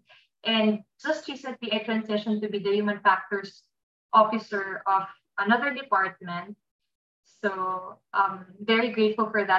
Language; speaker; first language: English; non-native, local second language; Filipino